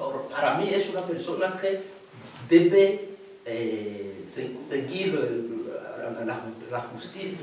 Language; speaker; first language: Spanish; non-native, fluent; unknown